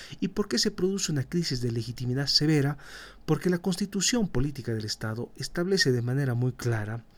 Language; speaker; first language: Spanish; native; Spanish